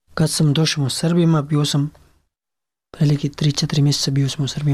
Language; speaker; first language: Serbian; non-native, learner; Pashto